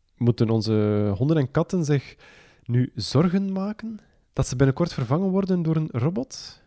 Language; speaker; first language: Dutch; native; Dutch